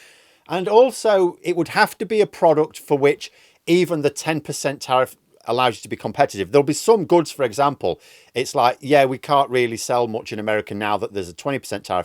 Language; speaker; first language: English; native; English